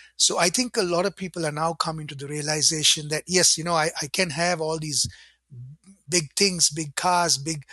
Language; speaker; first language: English; non-native, local second language; Sinhala